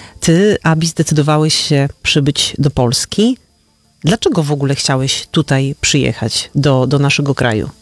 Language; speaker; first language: Polish; native; Polish